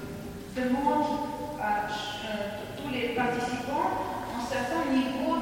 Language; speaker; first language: French; non-native, fluent; Russian